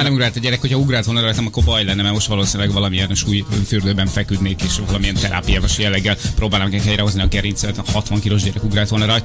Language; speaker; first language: Hungarian; native; Hungarian